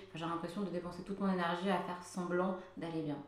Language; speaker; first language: French; early bilingual, other home language; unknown